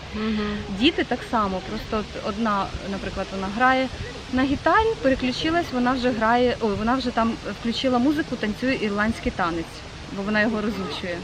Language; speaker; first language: Ukrainian; native; Ukrainian